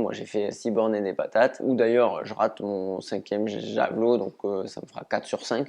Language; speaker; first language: French; native; French